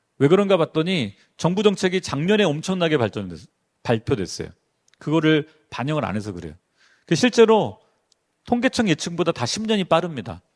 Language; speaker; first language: Korean; native; Korean